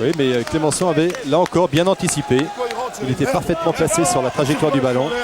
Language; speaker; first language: French; native; French